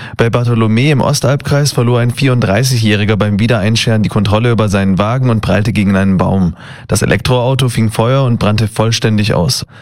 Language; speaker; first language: German; native; German